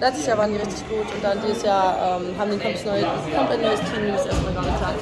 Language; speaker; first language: German; native; German